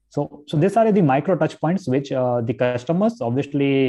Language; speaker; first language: English; non-native, local second language; Gujarati